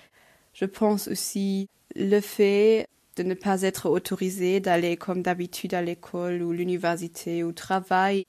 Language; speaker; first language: French; non-native, local second language; Luxembourgish